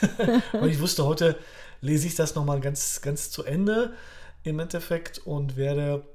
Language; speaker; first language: German; early bilingual, other home language; Polish